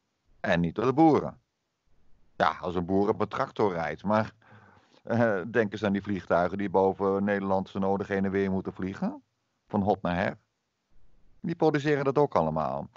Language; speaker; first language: Dutch; native; Dutch